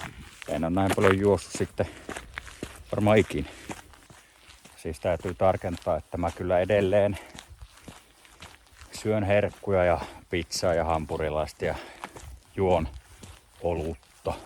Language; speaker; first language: Finnish; native; Finnish